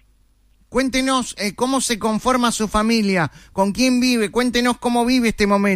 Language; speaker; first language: Spanish; native; Spanish